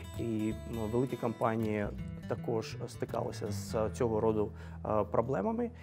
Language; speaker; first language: Ukrainian; non-native, local second language; Russian